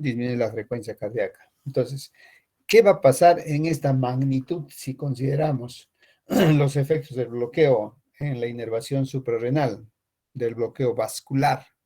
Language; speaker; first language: Spanish; native; Spanish